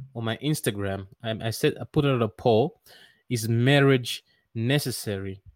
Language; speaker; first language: English; non-native, fluent; Dutch